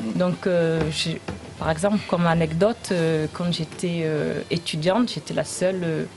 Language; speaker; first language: French; early bilingual, other home language; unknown